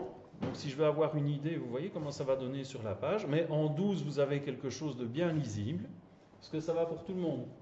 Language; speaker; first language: French; native; French